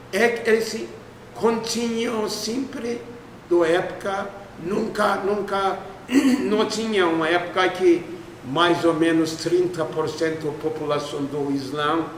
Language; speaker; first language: Portuguese; non-native, fluent; Turkish